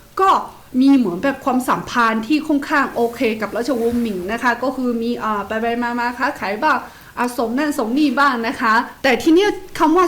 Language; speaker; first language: Thai; non-native, fluent; Chinese